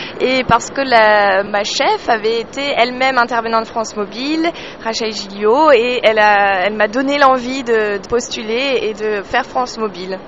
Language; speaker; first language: French; native; French